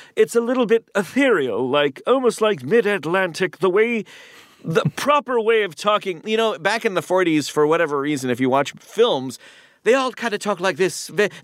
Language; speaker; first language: English; native; English